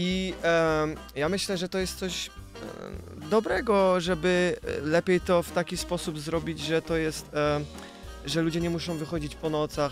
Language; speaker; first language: Polish; early bilingual, other home language; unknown